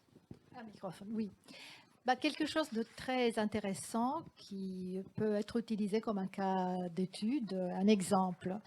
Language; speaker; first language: French; non-native, fluent; Italian